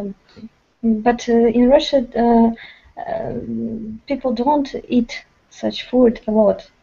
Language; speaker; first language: English; non-native, learner; Russian